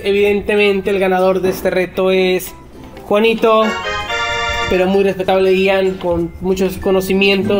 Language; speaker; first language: Spanish; native; Spanish